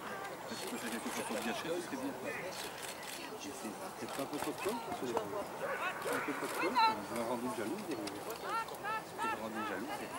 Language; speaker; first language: French; native; French